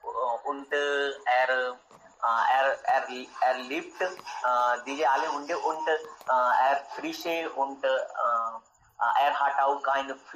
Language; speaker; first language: German; non-native, learner; Hindi